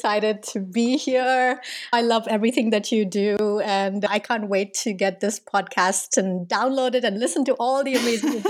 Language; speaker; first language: English; non-native, local second language; Tamil